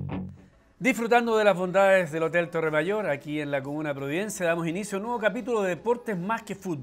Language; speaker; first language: Spanish; native; Spanish